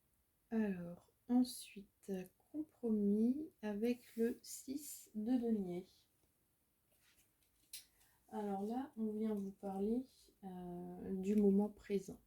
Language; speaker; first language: French; native; French